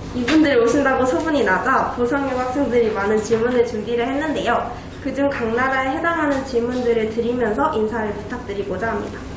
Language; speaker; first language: Korean; native; Korean